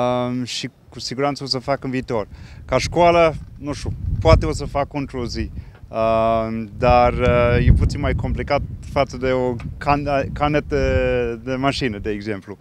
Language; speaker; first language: Romanian; early bilingual, heritage; English